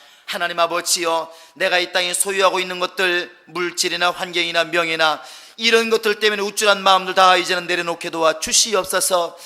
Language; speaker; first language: Korean; native; Korean